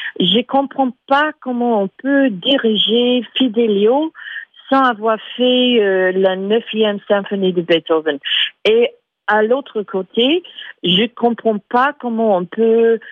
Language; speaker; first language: French; non-native, fluent; English